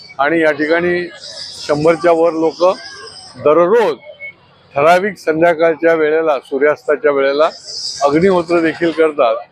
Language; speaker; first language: Marathi; native; Marathi